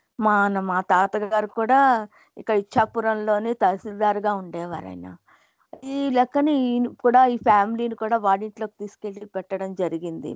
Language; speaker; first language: Telugu; non-native, local second language; Hindi